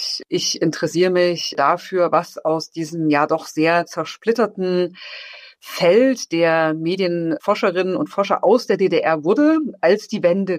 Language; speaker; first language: German; native; German